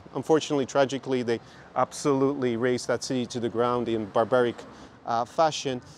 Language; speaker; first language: English; native; English